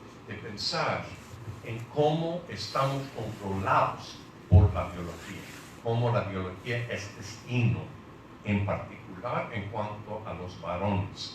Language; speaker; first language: Spanish; non-native, fluent; English